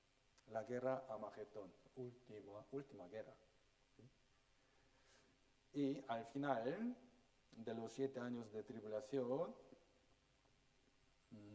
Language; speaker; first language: Spanish; non-native, fluent; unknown